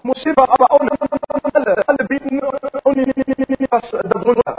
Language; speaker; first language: German; non-native, learner; Arabic